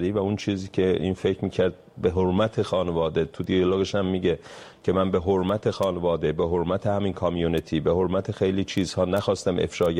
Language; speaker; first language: Persian; non-native, local second language; Azerbaijani